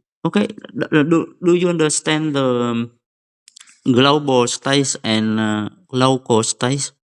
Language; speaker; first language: English; non-native, fluent; Vietnamese